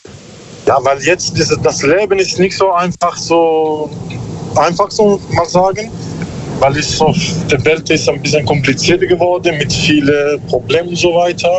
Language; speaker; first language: German; non-native, learner; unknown